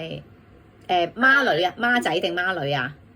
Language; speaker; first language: Cantonese; native; Cantonese